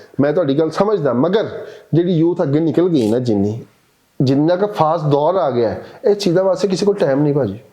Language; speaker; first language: Punjabi; non-native, local second language; Urdu